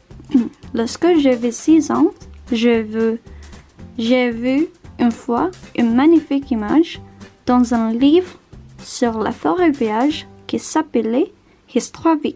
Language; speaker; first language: French; non-native, learner; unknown